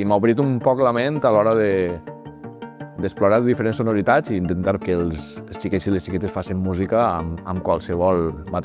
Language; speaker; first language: Catalan; native; Catalan